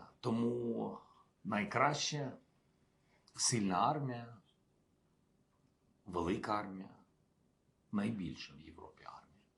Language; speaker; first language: Ukrainian; non-native, local second language; Russian